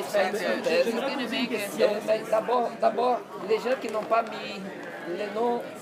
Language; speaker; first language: French; non-native, fluent; Portuguese